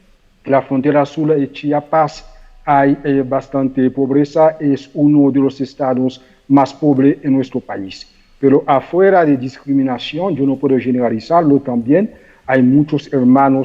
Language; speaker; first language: Spanish; non-native, fluent; Haitian Creole